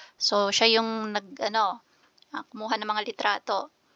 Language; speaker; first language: Filipino; native; Filipino